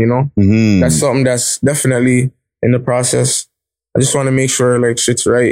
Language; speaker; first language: English; native; English